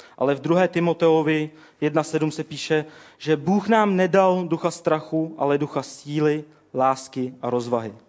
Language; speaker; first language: Czech; native; Czech